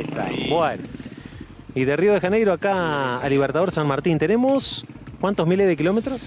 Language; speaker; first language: Spanish; native; Spanish